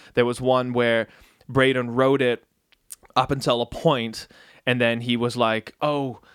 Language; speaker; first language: English; early bilingual, other home language; Dutch